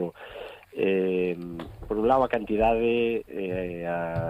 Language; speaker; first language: Galician; native; Galician